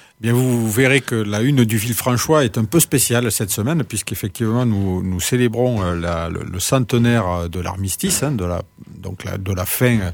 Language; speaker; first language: French; native; French